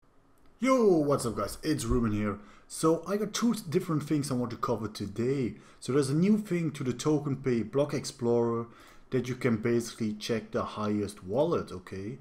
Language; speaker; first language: English; non-native, fluent; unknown